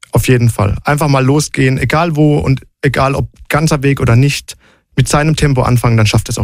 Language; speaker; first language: German; native; German